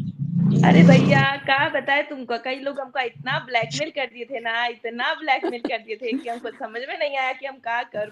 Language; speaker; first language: Hindi; native; Hindi